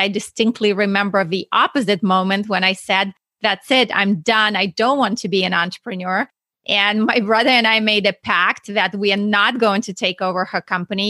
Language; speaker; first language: English; non-native, fluent; Russian